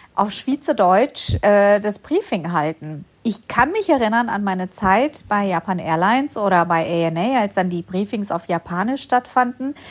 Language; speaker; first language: German; early bilingual, other home language; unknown